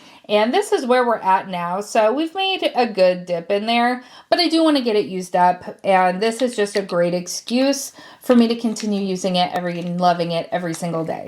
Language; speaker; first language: English; native; English